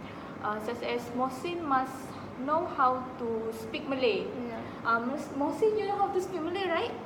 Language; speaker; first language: English; non-native, local second language; Malay